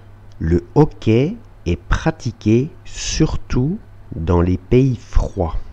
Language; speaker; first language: French; non-native, fluent; Russian